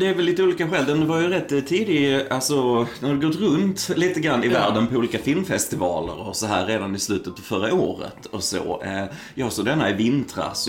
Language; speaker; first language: Swedish; native; Swedish